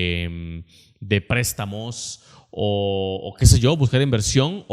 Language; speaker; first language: Spanish; native; Spanish